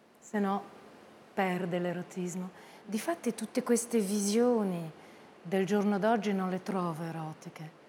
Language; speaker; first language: Italian; early bilingual, heritage; Italian